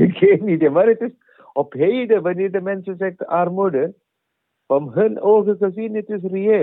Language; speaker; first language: Dutch; non-native, learner; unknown